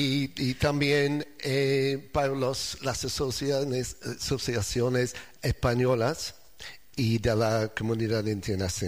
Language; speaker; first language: Spanish; non-native, learner; English